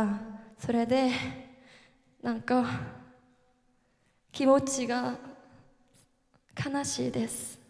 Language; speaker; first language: Japanese; non-native, learner; Korean